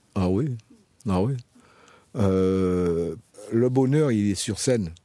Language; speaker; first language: French; native; French